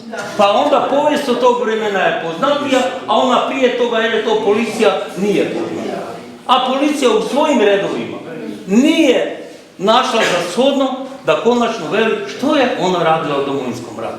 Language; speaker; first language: Croatian; native; Croatian